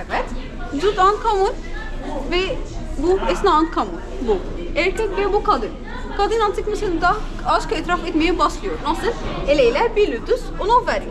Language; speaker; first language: Turkish; non-native, learner; Arabic